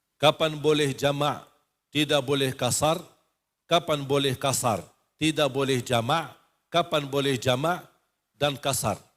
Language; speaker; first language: Indonesian; non-native, fluent; Arabic